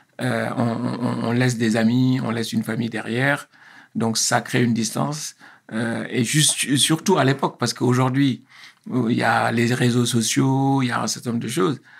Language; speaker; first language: French; non-native, local second language; Wolof